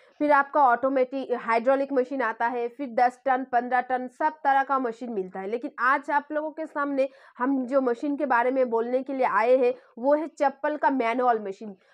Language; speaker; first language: Hindi; non-native, local second language; Bangla